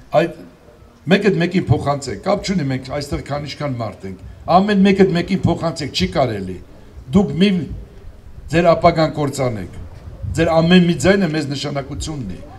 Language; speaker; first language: Armenian; native; Armenian